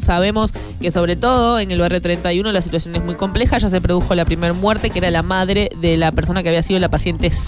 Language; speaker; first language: Spanish; native; Spanish